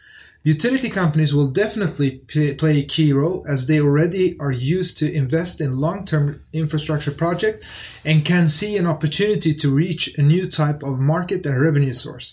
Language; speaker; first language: English; non-native, fluent; Swedish